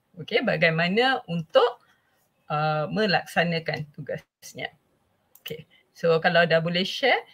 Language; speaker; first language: Malay; non-native, local second language; Tamil